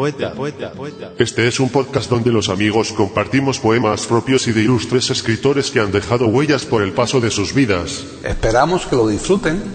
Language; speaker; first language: Spanish; native; Spanish